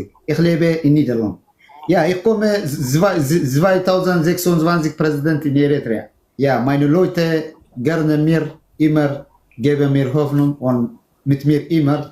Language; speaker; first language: German; non-native, learner; Tigrinya